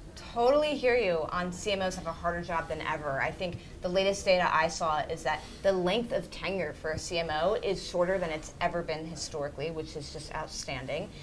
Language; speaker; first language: English; native; English